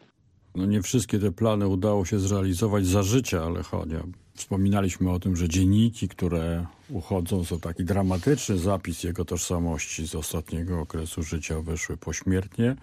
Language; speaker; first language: Polish; native; Polish